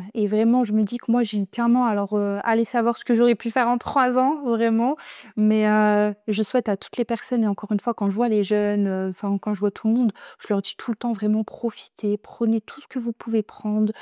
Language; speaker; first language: French; native; French